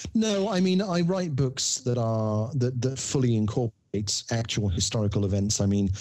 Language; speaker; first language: English; native; English